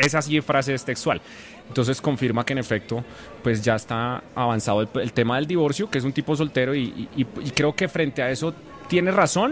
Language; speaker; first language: Spanish; native; Spanish